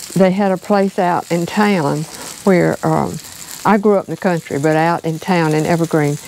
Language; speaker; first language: English; native; English